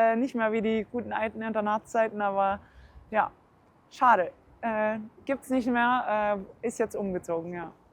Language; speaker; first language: German; early bilingual, heritage; German